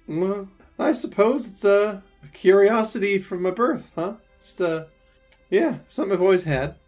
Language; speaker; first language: English; native; English